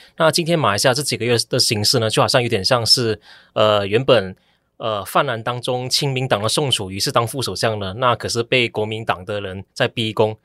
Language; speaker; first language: Chinese; native; Chinese